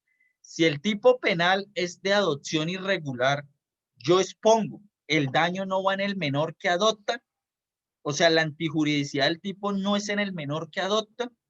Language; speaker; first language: Spanish; native; Spanish